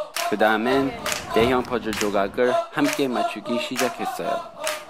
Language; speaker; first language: Korean; non-native, fluent; English